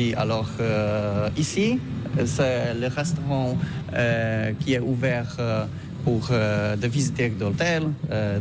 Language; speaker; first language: French; non-native, learner; Polish